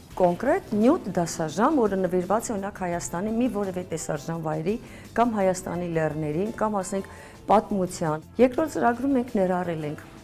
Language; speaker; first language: Armenian; early bilingual, heritage; Armenian